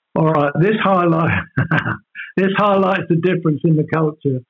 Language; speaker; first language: English; native; English